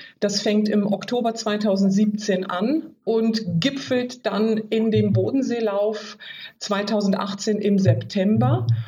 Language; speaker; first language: German; native; German